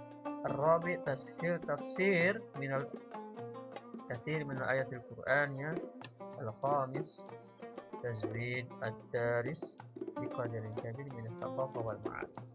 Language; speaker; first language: Arabic; non-native, fluent; Indonesian